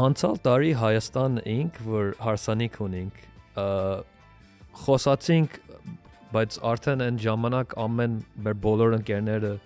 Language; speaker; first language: Armenian; early bilingual, heritage; Armenian